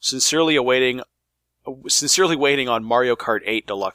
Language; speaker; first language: English; native; English